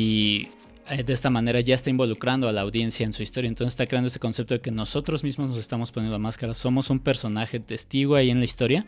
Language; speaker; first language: Spanish; native; Spanish